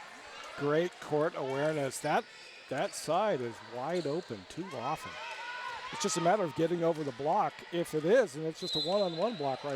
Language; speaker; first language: English; native; English